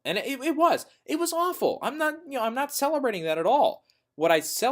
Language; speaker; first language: English; native; English